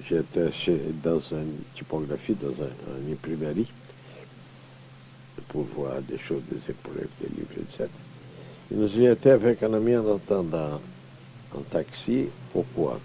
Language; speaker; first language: French; non-native, fluent; Portuguese